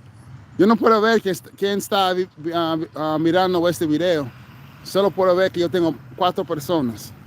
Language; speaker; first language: Spanish; non-native, fluent; English